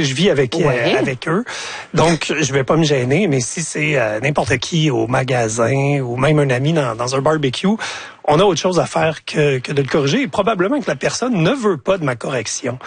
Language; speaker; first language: French; native; French